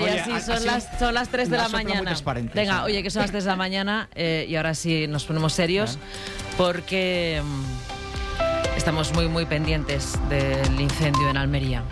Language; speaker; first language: Spanish; native; Spanish